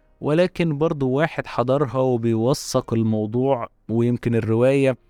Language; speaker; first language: Arabic; native; Arabic